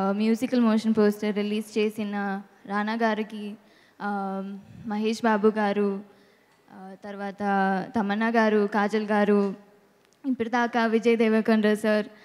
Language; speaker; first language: Telugu; non-native, learner; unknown